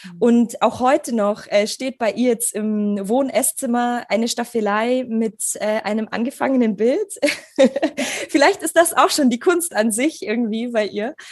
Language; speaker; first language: German; early bilingual, other home language; Polish